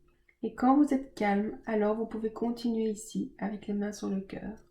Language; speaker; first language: French; native; French